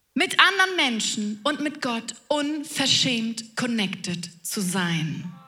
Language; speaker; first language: German; native; German